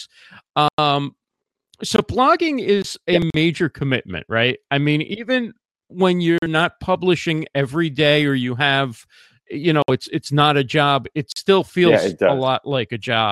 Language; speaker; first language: English; native; English